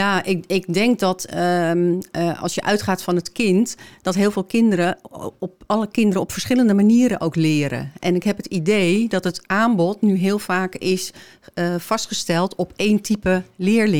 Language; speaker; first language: Dutch; native; Dutch